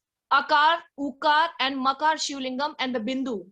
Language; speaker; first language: English; non-native, learner; Hindi